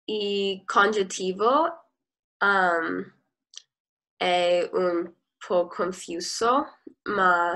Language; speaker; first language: Italian; non-native, learner; English